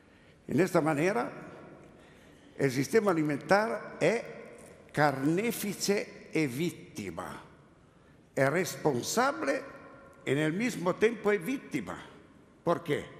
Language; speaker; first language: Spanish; non-native, learner; Italian